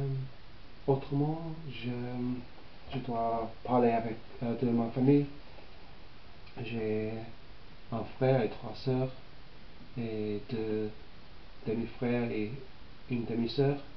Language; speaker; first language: French; non-native, learner; English